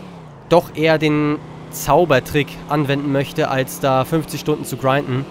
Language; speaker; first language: German; native; German